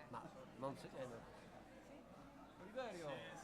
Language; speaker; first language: Italian; non-native, fluent; Spanish